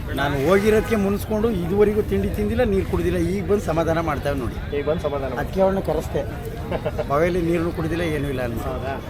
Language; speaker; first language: Kannada; native; Kannada